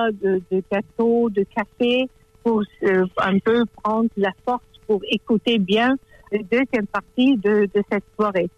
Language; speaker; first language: French; non-native, fluent; German